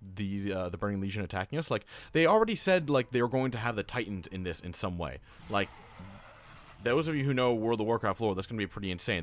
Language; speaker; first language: English; native; English